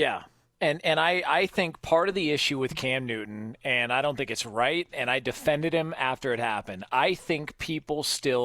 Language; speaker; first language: English; native; English